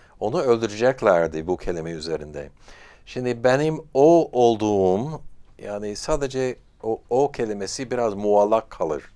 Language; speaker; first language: Turkish; non-native, fluent; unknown